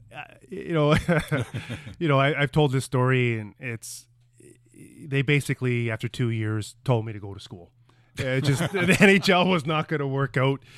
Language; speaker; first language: English; native; English